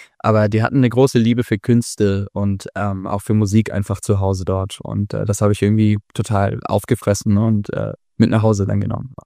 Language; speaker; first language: German; native; German